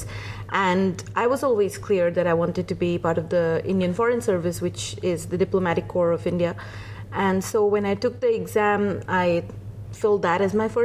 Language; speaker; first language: English; non-native, local second language; Hindi